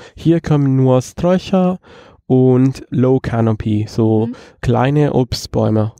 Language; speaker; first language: German; non-native, fluent; Italian